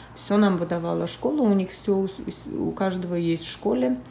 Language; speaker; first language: Russian; early bilingual, other home language; Armenian